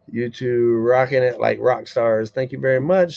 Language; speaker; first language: English; native; English